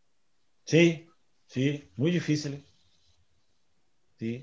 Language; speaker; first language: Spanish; non-native, learner; Portuguese